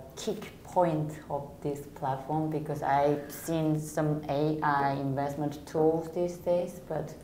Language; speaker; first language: English; non-native, fluent; Korean